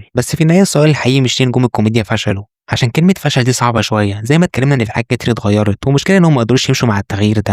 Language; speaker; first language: Arabic; native; Arabic